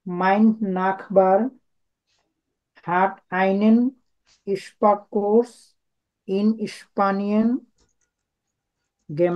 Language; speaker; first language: German; non-native, learner; Bangla